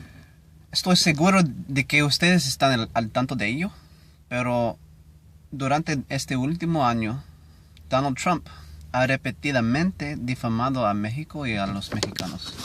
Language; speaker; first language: Spanish; non-native, learner; English